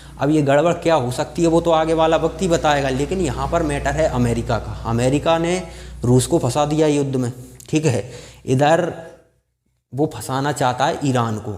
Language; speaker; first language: Hindi; native; Hindi